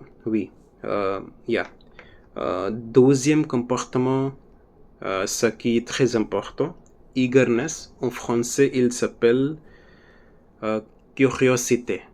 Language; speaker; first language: French; non-native, learner; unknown